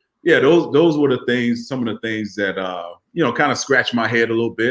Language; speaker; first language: English; native; English